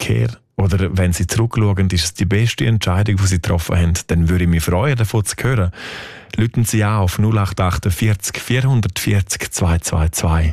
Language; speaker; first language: German; native; German